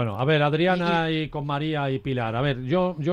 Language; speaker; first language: Spanish; native; Spanish